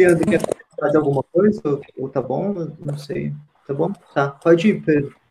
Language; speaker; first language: Portuguese; native; Portuguese